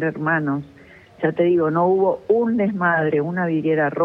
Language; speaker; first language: Spanish; native; Spanish